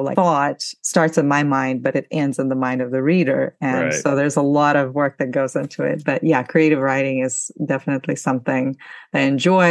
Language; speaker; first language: English; non-native, fluent; Ukrainian